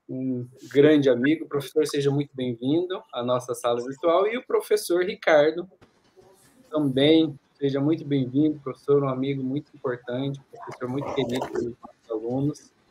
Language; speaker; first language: Portuguese; native; Portuguese